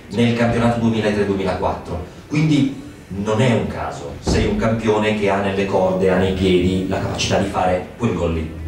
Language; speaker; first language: Italian; native; Italian